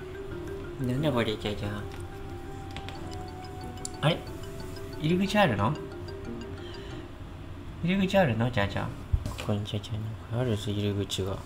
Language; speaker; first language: Japanese; native; Japanese